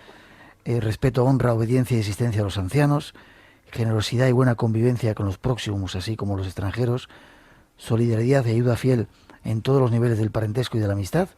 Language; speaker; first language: Spanish; native; Spanish